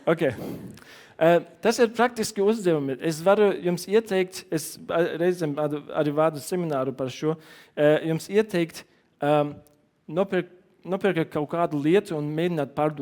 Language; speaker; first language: Latvian; non-native, learner; German